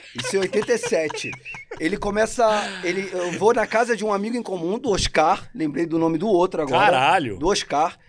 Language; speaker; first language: Portuguese; non-native, local second language; Spanish